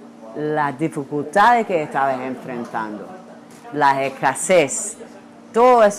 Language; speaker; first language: Spanish; non-native, fluent; English